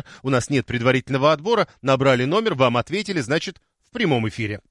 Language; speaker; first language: Russian; native; Russian